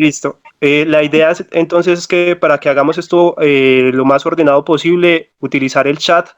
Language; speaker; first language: Spanish; native; Spanish